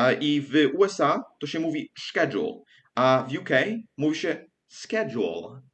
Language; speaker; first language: Polish; early bilingual, heritage; English